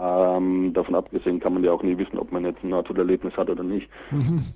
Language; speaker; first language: German; native; German